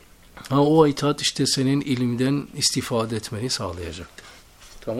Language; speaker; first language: Turkish; native; Turkish